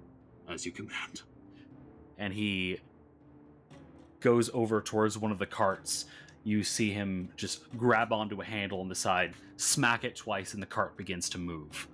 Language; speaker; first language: English; native; English